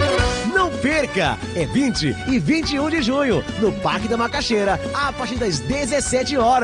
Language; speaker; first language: Portuguese; native; Portuguese